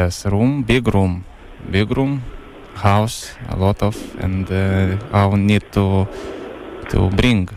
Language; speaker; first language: English; non-native, learner; Lithuanian